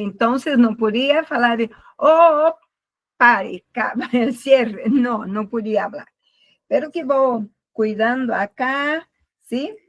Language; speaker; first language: Spanish; non-native, learner; Portuguese